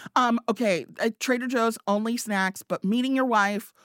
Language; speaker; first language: English; native; English